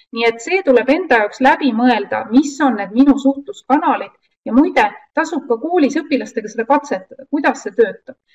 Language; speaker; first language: Estonian; native; Estonian